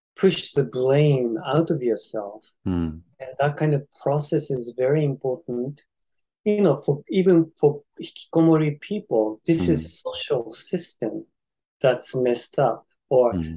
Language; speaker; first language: English; non-native, fluent; Japanese